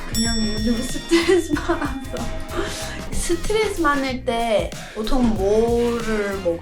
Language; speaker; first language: Korean; non-native, learner; English